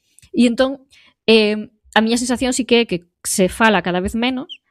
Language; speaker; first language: Galician; native; Galician